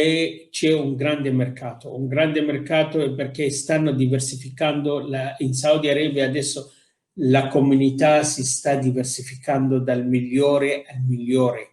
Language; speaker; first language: Italian; non-native, fluent; Arabic